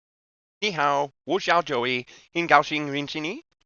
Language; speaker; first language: Chinese; non-native, learner; English